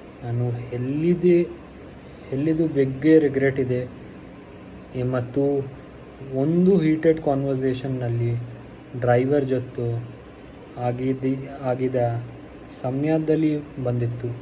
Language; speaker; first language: Kannada; non-native, learner; Hindi